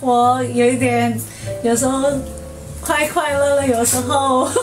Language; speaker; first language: Chinese; non-native, fluent; Indonesian